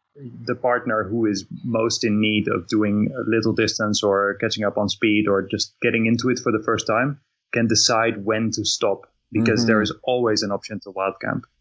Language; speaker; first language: English; non-native, fluent; Dutch